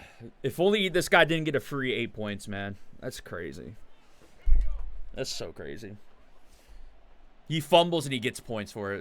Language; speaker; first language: English; native; English